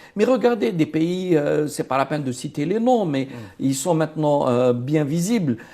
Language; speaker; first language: French; non-native, local second language; Arabic